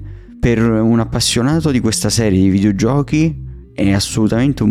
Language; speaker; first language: Italian; native; Italian